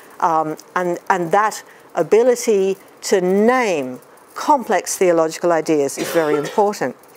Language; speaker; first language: English; native; English